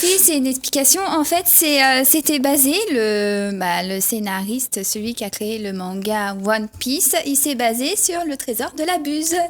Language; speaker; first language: French; native; French